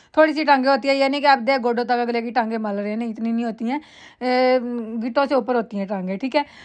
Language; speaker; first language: Urdu; non-native, local second language; Punjabi